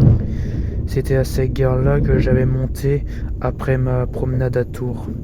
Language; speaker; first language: French; native; French